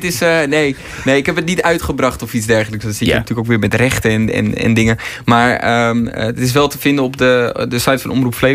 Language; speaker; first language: Dutch; native; Dutch